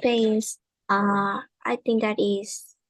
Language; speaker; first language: English; non-native, learner; Vietnamese